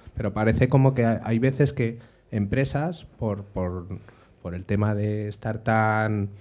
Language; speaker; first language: Spanish; native; Spanish